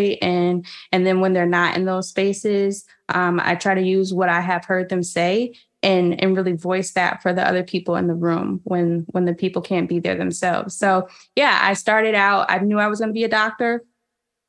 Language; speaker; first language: English; native; English